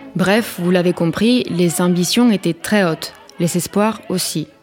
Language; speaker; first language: French; non-native, fluent; Spanish